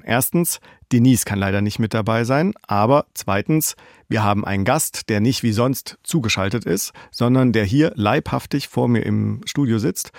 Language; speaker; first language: German; native; German